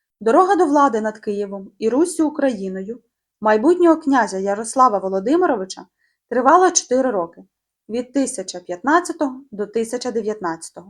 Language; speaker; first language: Ukrainian; native; Ukrainian